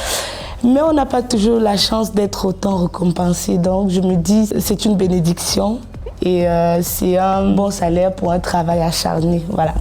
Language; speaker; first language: French; native; French